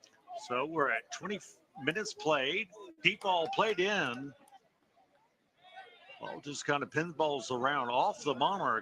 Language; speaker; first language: English; native; English